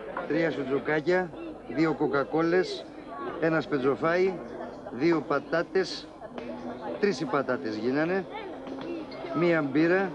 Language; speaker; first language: Greek; native; Greek